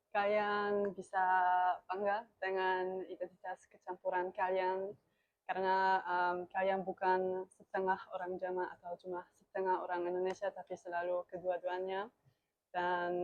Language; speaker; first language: Indonesian; non-native, learner; German